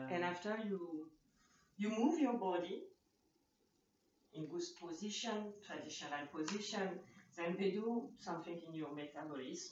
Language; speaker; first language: English; non-native, learner; French